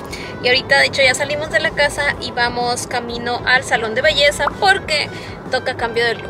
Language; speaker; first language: Spanish; native; Spanish